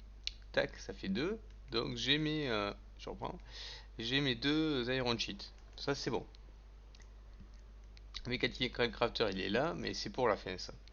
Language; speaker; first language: French; native; French